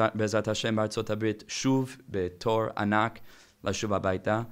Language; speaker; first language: Hebrew; non-native, fluent; English